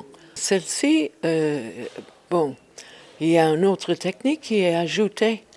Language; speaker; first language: French; non-native, fluent; English